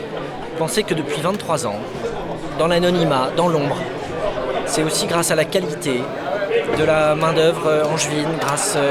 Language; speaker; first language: French; native; French